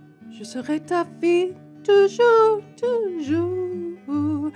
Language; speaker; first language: French; early bilingual, heritage; French